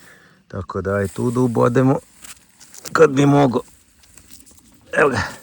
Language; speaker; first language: Croatian; native; Croatian